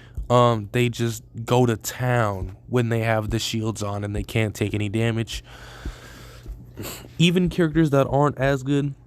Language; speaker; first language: English; native; English